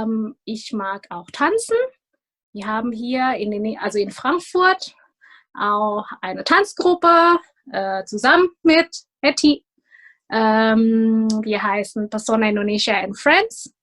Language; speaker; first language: German; non-native, fluent; Indonesian